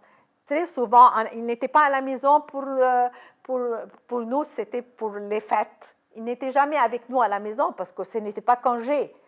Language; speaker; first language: French; non-native, fluent; Arabic